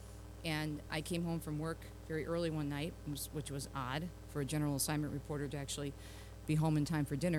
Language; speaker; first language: English; native; English